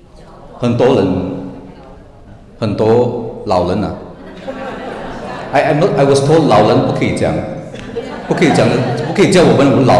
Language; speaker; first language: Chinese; non-native, learner; English